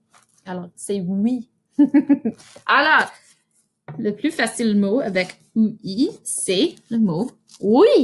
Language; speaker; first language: French; non-native, fluent; English